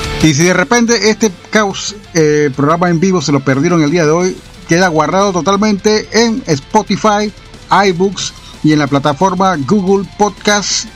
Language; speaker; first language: Spanish; native; Spanish